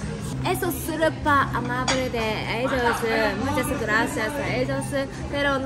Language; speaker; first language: Spanish; non-native, learner; Japanese